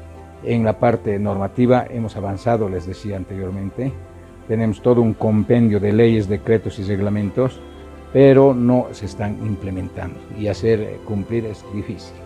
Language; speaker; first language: Spanish; native; Spanish